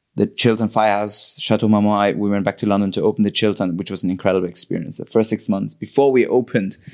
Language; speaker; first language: English; non-native, fluent; German